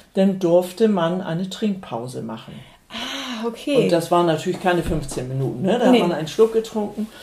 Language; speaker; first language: German; non-native, local second language; Low German